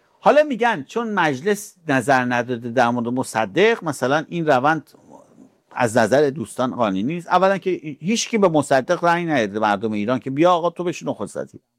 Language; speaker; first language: Persian; native; Persian